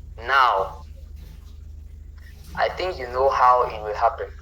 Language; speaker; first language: English; non-native, local second language; French